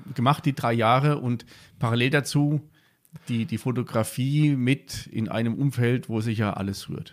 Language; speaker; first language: German; native; German